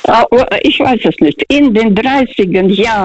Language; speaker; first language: German; non-native, fluent; Russian